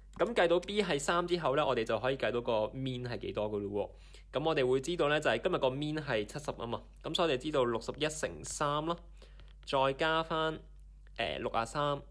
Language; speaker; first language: Chinese; non-native, local second language; Cantonese